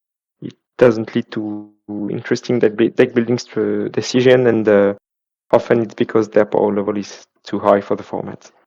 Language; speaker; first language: English; non-native, fluent; French